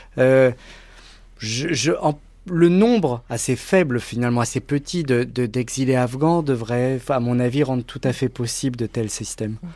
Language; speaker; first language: French; native; French